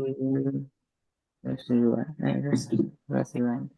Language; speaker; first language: English; non-native, learner; Chinese